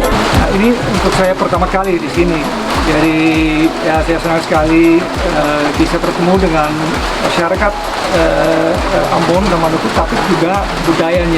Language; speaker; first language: Indonesian; non-native, fluent; Dutch